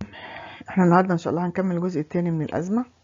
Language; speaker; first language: Arabic; native; Arabic